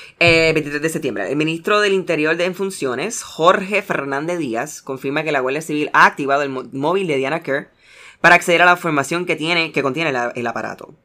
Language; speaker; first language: Spanish; early bilingual, heritage; Spanish